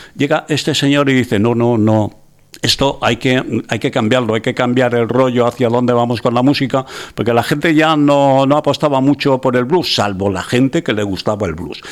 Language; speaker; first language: Spanish; non-native, local second language; Catalan